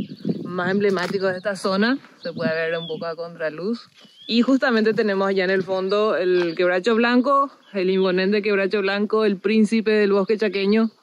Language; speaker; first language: Spanish; native; Spanish